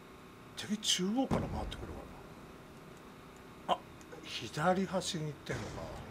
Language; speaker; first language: Japanese; native; Japanese